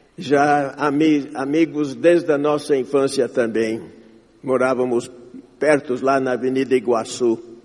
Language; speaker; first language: Portuguese; non-native, fluent; English